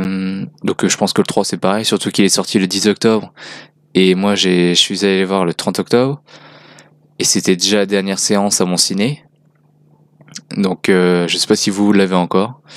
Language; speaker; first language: French; native; French